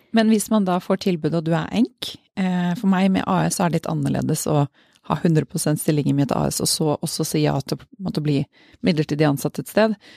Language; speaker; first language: Norwegian; native; Norwegian